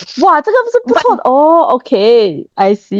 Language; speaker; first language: Chinese; native; Chinese